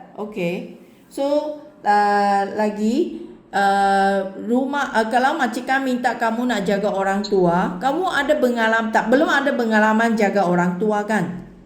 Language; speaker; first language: Malay; non-native, local second language; Chinese